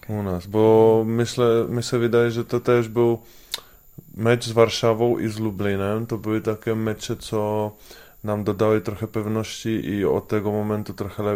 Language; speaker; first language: Polish; non-native, fluent; Czech